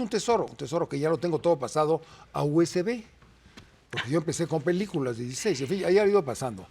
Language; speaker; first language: Spanish; native; Spanish